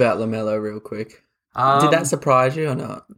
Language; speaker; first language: English; native; English